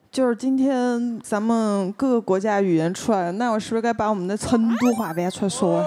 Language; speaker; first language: Chinese; native; Chinese